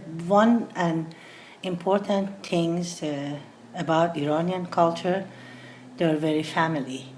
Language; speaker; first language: English; non-native, learner; Persian